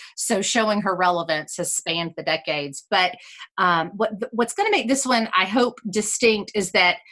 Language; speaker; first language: English; native; English